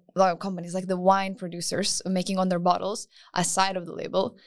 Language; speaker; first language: English; non-native, fluent; Lithuanian